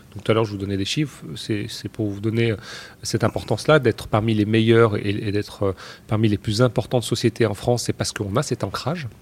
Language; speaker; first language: French; native; French